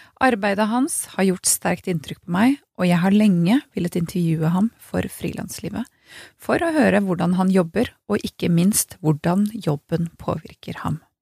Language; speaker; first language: Norwegian; native; Norwegian